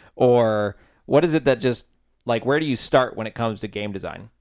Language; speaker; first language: English; native; English